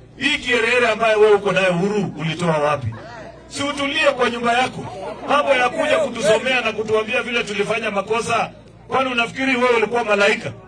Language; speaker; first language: Swahili; native; Swahili